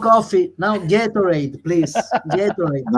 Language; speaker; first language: English; non-native, learner; Italian